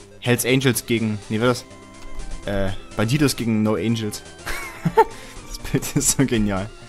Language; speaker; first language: German; native; German